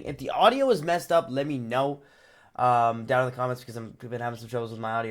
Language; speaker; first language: English; native; English